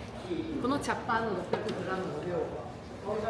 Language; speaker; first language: Japanese; native; Japanese